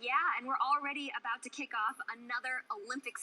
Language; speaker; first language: English; native; English